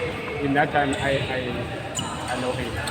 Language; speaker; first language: English; non-native, learner; Filipino